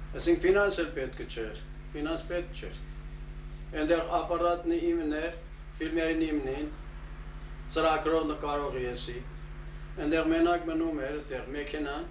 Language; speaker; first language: Armenian; early bilingual, heritage; Armenian